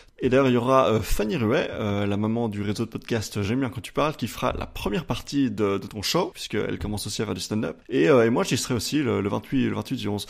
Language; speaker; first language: French; native; French